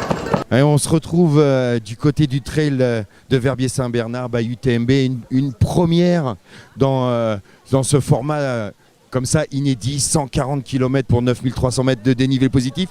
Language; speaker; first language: French; native; French